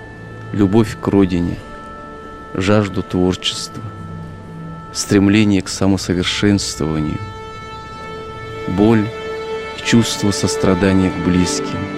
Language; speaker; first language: Russian; native; Russian